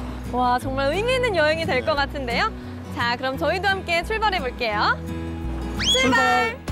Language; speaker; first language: Korean; native; Korean